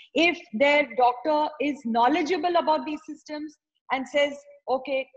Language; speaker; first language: English; non-native, local second language; Tamil